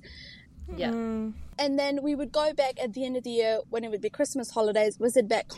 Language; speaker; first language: English; early bilingual, other home language; Urdu